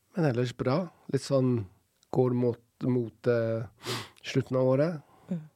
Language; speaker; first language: Norwegian; non-native, fluent; English